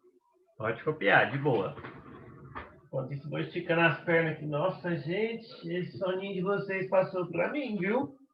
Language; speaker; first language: Portuguese; native; Portuguese